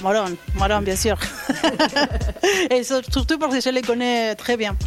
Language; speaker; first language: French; non-native, fluent; Spanish